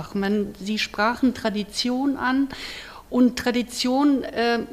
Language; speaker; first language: German; native; German